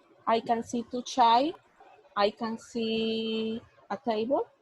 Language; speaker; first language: English; non-native, learner; Spanish